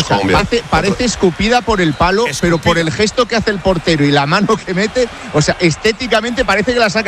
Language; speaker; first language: Spanish; native; Spanish